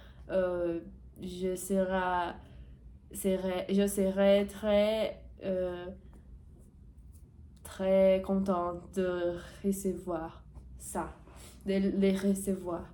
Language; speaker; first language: French; non-native, learner; Portuguese